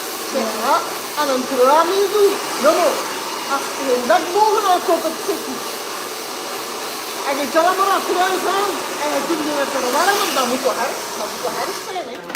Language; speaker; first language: Dutch; native; Dutch